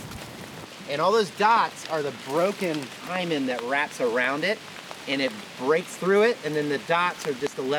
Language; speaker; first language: English; non-native, fluent; Japanese